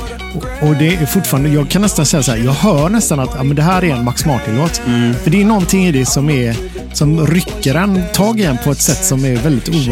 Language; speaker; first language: Swedish; native; Swedish